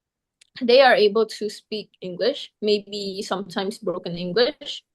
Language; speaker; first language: English; non-native, learner; Indonesian